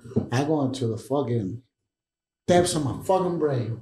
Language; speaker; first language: English; early bilingual, other home language; Spanish